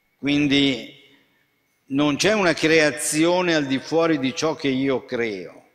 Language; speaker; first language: Italian; native; Italian